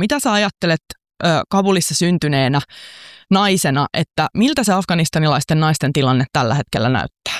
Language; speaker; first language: Finnish; native; Finnish